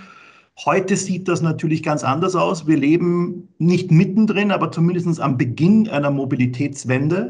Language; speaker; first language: German; native; German